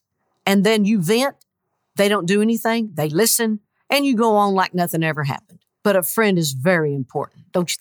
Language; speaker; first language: English; native; English